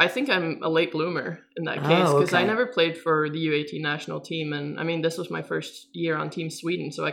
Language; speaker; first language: English; non-native, fluent; Swedish